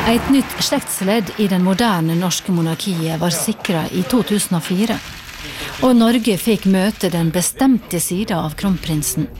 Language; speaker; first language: Norwegian; native; Norwegian